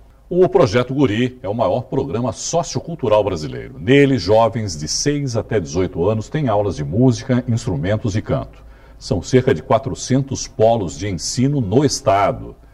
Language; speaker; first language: Portuguese; native; Portuguese